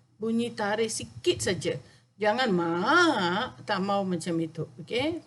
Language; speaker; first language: Malay; non-native, local second language; Tamil